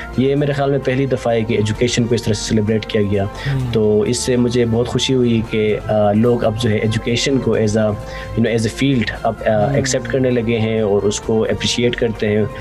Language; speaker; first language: Urdu; non-native, local second language; Khowar